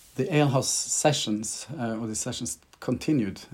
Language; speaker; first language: English; non-native, fluent; Norwegian